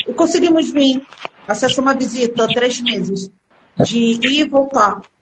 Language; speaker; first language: Portuguese; early bilingual, other home language; Arabic